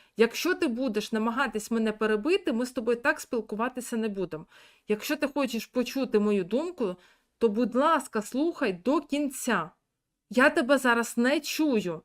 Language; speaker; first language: Ukrainian; native; Ukrainian